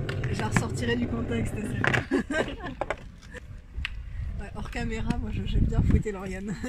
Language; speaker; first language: French; native; French